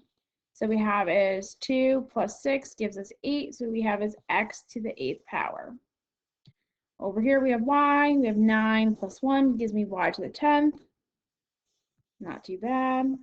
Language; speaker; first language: English; native; English